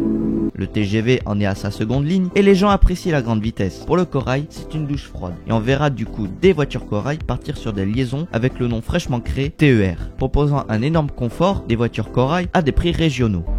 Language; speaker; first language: French; native; French